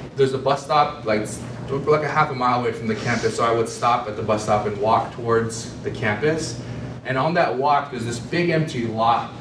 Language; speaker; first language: English; native; English